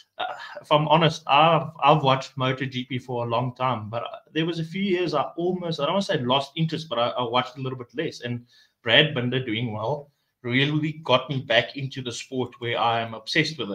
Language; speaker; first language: English; non-native, local second language; Afrikaans